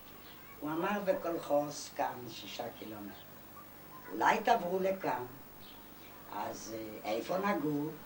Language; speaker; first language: Hebrew; non-native, fluent; Yiddish